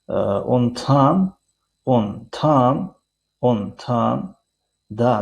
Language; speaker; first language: Russian; non-native, fluent; Tajik